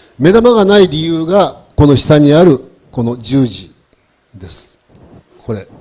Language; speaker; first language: Japanese; native; Japanese